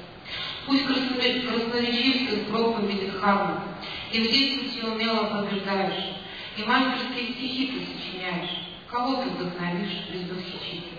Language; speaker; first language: Russian; native; Russian